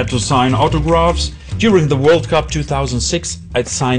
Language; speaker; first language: English; non-native, learner; German